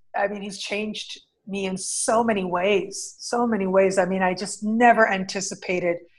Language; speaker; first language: English; native; English